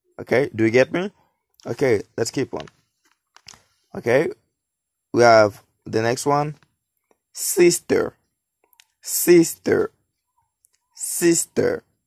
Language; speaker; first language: English; non-native, learner; Haitian Creole